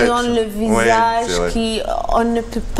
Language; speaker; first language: French; non-native, learner; Maltese